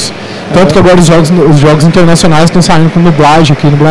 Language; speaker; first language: Portuguese; native; Portuguese